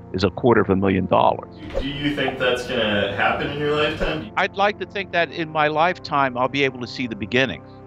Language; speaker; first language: English; native; English